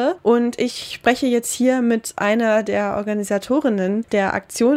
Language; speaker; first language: German; native; German